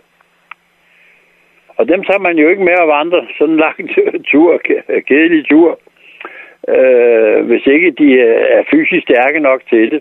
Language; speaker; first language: Danish; native; Danish